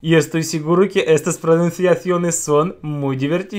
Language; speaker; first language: Spanish; non-native, learner; Russian